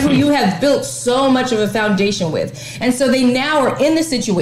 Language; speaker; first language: English; native; English